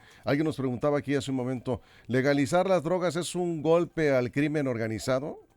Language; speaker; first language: Spanish; native; Spanish